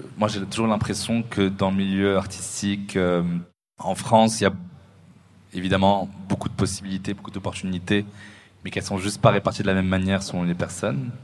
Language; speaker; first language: French; native; French